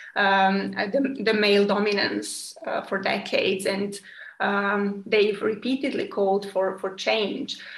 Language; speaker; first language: English; non-native, fluent; Serbian